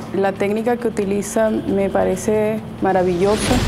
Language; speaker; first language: Spanish; native; Spanish